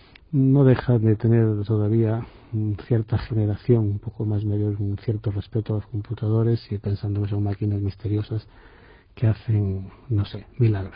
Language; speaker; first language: Spanish; native; Spanish